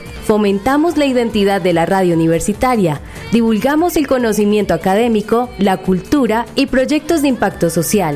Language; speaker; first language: Spanish; native; Spanish